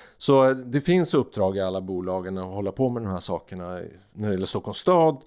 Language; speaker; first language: Swedish; native; Swedish